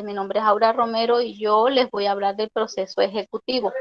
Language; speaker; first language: Spanish; native; Spanish